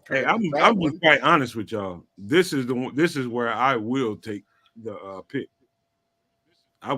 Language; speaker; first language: English; native; English